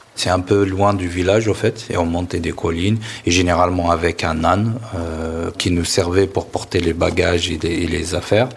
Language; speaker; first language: French; non-native, local second language; Kabyle